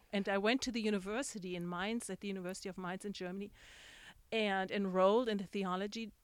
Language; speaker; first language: English; non-native, fluent; German